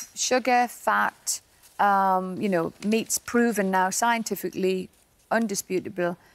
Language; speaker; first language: English; native; English